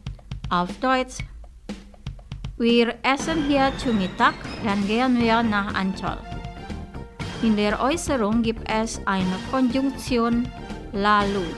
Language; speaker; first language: German; non-native, fluent; Indonesian